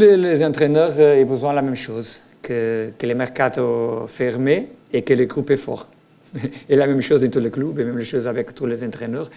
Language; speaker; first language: French; non-native, learner; Portuguese